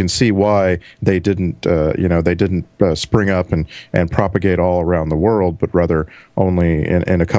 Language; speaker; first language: English; native; English